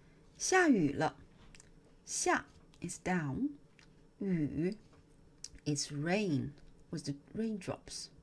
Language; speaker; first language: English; non-native, fluent; Chinese